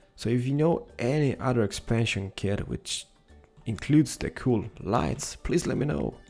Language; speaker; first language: English; non-native, fluent; Polish